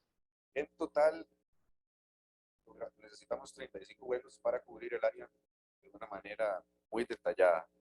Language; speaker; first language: Spanish; native; Spanish